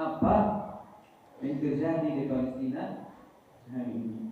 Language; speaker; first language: Indonesian; non-native, fluent; Arabic